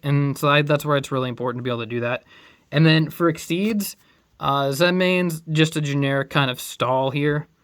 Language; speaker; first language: English; native; English